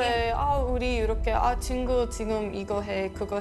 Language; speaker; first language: Korean; non-native, learner; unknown